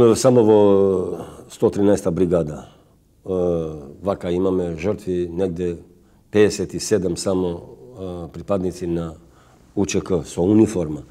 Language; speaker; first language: Macedonian; non-native, local second language; Albanian